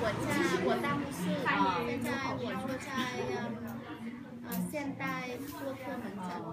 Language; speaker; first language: Chinese; non-native, learner; Vietnamese